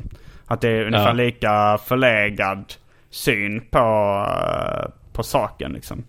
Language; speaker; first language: Swedish; native; Swedish